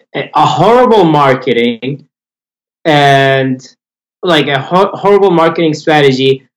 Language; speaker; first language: English; non-native, fluent; Arabic